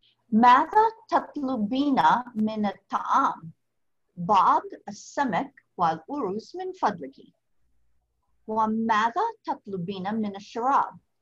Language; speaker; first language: Arabic; non-native, fluent; English